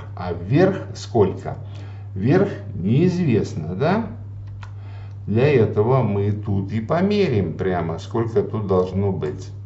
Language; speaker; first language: Russian; native; Russian